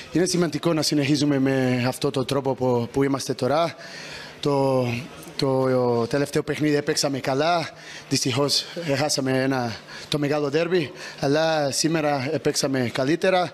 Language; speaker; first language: Greek; non-native, fluent; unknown